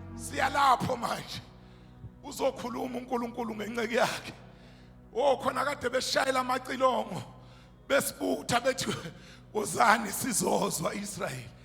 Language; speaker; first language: Zulu; native; Zulu